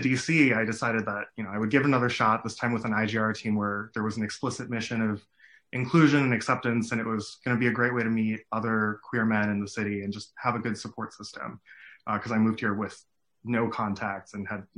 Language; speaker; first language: English; non-native, local second language; Cantonese